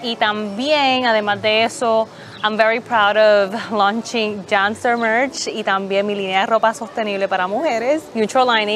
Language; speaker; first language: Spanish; early bilingual, heritage; English